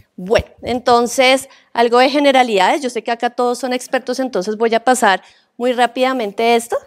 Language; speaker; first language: Spanish; native; Spanish